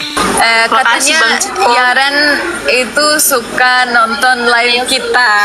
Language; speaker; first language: Indonesian; non-native, learner; Turkish